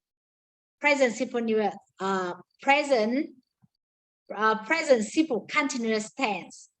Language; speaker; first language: English; non-native, learner; Vietnamese